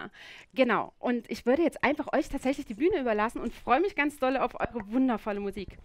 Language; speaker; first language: German; native; German